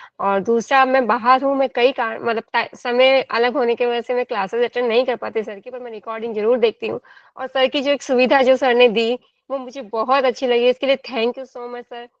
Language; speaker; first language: Hindi; native; Hindi